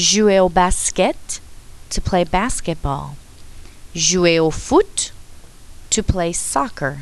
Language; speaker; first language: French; non-native, fluent; English